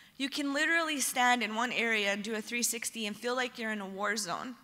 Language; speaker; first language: English; native; English